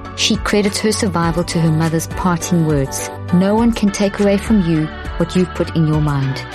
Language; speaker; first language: English; native; English